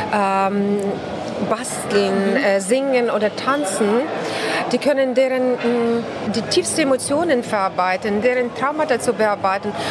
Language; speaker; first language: German; non-native, fluent; Ukrainian